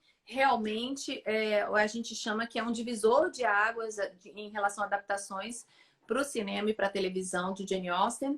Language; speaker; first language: Portuguese; native; Portuguese